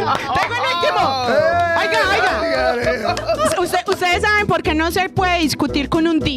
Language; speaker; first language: Spanish; native; Spanish